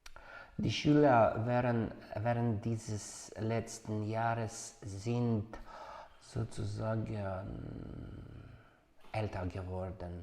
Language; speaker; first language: German; non-native, fluent; Ukrainian